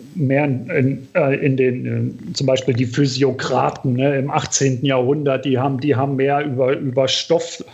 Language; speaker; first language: German; native; German